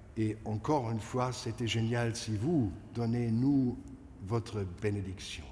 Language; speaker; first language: French; non-native, learner; German